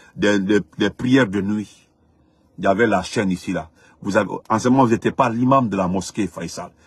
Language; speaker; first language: French; non-native, local second language; Fula